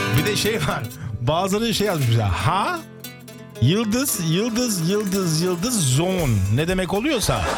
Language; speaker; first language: Turkish; early bilingual, heritage; Turkish